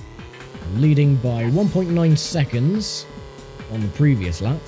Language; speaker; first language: English; native; English